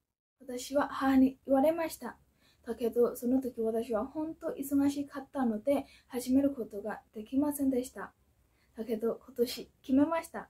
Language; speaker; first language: Japanese; non-native, fluent; Burmese